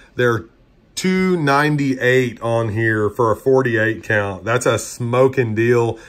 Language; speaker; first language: English; native; English